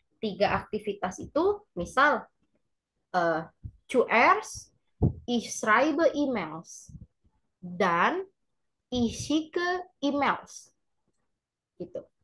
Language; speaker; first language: German; non-native, learner; Indonesian